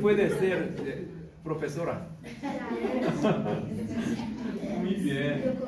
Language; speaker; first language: Spanish; non-native, learner; Korean